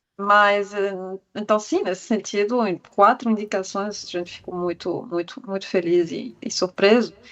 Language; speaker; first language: Portuguese; non-native, fluent; French